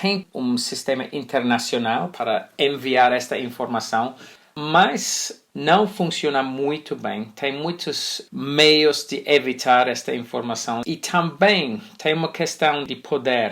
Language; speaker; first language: Portuguese; non-native, fluent; English